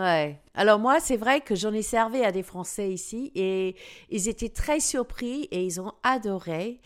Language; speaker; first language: French; non-native, fluent; English